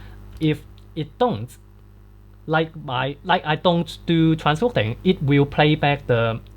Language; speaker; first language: English; non-native, fluent; Cantonese